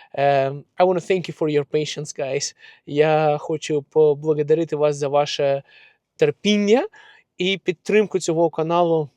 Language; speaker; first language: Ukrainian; non-native, local second language; Russian